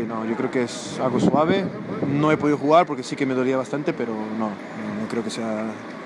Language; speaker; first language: Spanish; native; Spanish